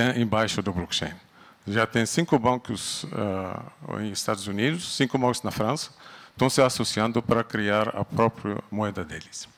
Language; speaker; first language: Portuguese; non-native, fluent; Arabic